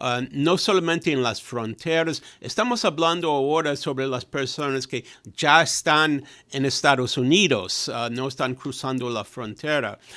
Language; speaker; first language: Spanish; non-native, fluent; English